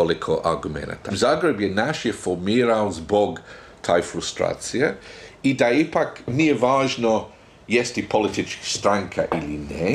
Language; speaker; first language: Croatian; non-native, fluent; English